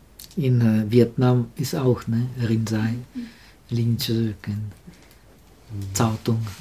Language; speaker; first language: German; non-native, learner; Czech